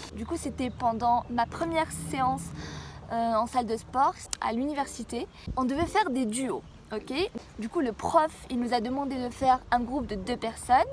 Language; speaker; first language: French; non-native, local second language; Arabic